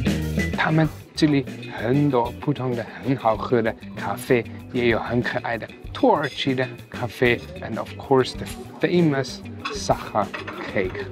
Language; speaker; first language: Chinese; non-native, fluent; German